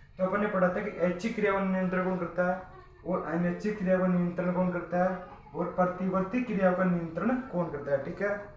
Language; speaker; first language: Hindi; native; Hindi